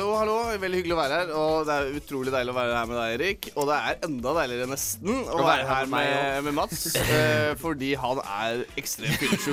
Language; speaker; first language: Norwegian; native; Norwegian